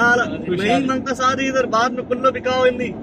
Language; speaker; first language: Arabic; non-native, learner; Urdu